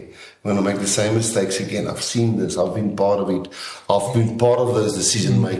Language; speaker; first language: English; non-native, local second language; Afrikaans